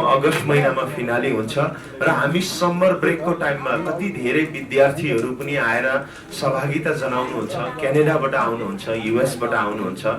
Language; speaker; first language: Nepali; native; Nepali